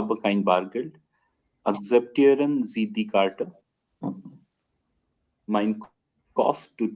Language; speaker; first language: German; non-native, learner; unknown